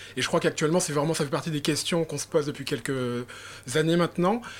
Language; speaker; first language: French; native; French